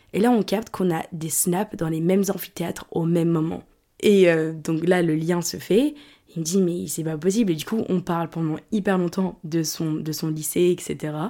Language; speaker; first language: French; native; French